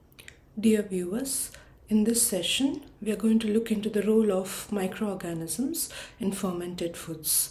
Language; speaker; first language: English; non-native, local second language; Tamil